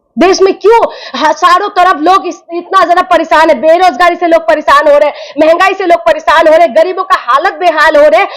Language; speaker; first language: Hindi; non-native, local second language; Assamese